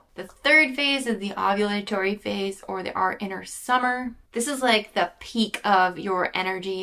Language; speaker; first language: English; native; English